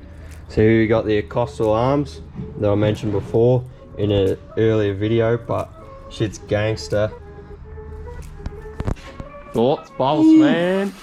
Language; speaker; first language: English; native; English